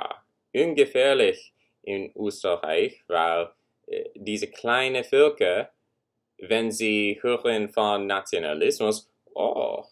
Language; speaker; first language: German; non-native, learner; English